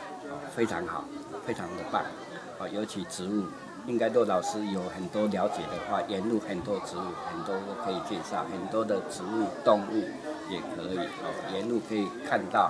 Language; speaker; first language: Chinese; native; Chinese